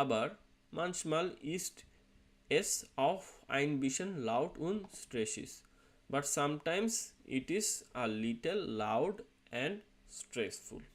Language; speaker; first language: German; non-native, learner; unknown